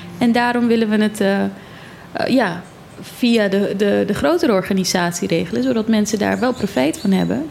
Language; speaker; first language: Dutch; native; Dutch